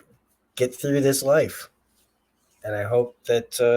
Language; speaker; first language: English; native; English